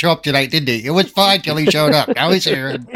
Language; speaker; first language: English; native; English